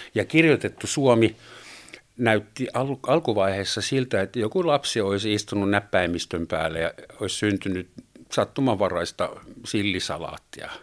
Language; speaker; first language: Finnish; non-native, fluent; German